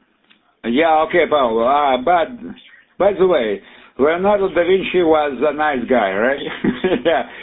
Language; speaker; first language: English; non-native, fluent; Russian